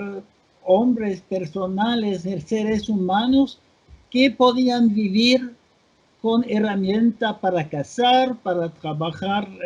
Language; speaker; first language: Spanish; non-native, fluent; French